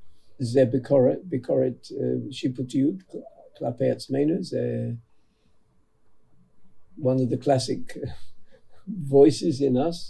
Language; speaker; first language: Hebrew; non-native, fluent; English